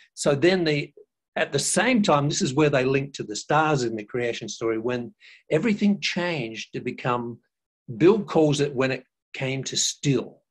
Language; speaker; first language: English; native; English